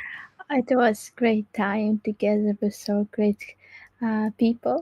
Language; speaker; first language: English; non-native, learner; Crimean Tatar